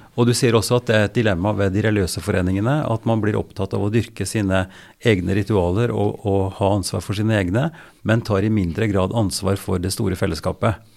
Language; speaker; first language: Norwegian; native; Norwegian